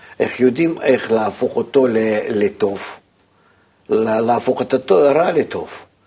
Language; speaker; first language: Hebrew; native; Hebrew